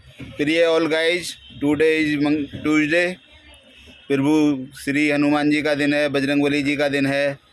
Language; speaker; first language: Hindi; native; Hindi